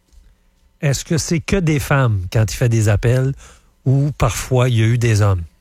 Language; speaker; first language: French; native; French